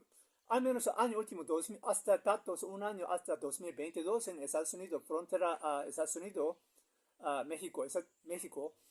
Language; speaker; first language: Spanish; non-native, learner; Korean